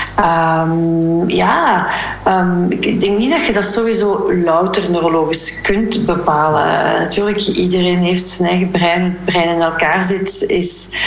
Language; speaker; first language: Dutch; native; Dutch